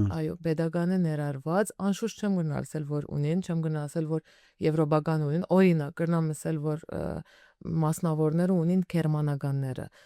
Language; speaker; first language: Armenian; early bilingual, heritage; Armenian